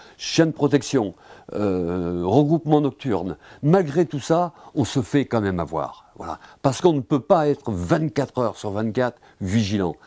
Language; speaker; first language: French; native; French